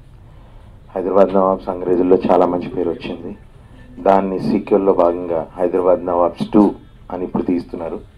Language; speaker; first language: Telugu; native; Telugu